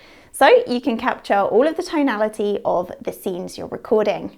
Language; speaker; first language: English; native; English